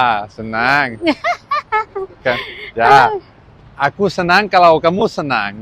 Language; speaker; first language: Indonesian; non-native, learner; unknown